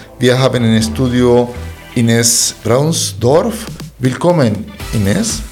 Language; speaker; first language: German; non-native, fluent; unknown